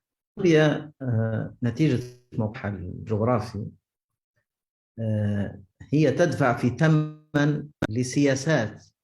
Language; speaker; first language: Arabic; native; Arabic